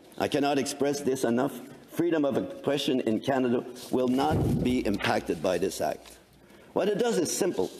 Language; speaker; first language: English; non-native, local second language; French